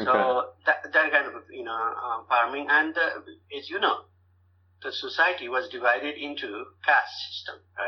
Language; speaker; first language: English; non-native, fluent; Nepali